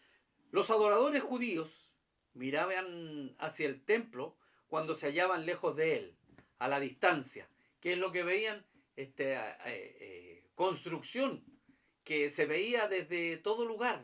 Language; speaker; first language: Spanish; native; Spanish